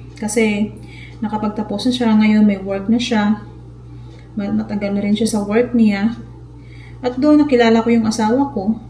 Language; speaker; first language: Filipino; non-native, local second language; Hiligaynon